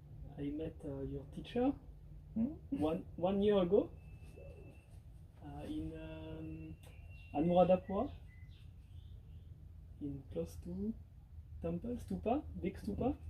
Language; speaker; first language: English; non-native, learner; French